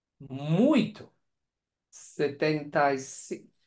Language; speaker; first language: Portuguese; non-native, learner; Persian